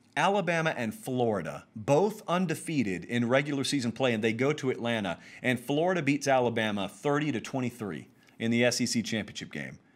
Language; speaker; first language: English; native; English